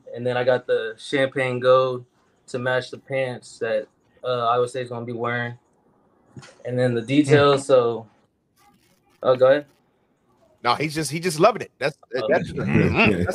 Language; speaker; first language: English; native; English